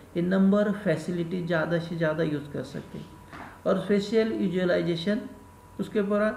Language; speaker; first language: Hindi; non-native, local second language; Marathi